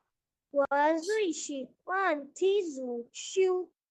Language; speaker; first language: Chinese; non-native, learner; Urdu